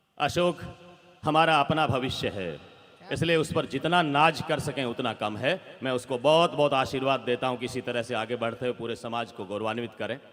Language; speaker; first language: Hindi; non-native, local second language; Rajasthani